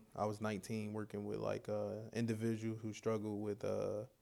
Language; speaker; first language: English; native; English